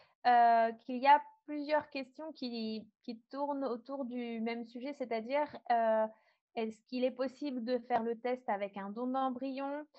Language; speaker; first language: French; native; French